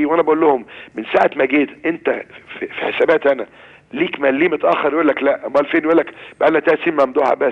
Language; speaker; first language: Arabic; native; Arabic